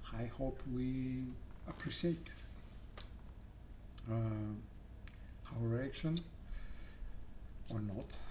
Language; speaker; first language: English; non-native, learner; French